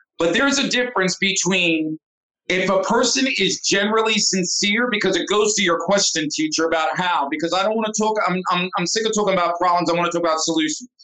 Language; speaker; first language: English; native; English